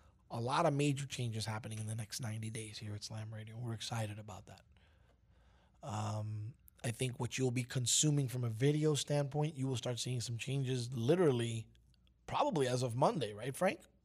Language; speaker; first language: English; early bilingual, other home language; Spanish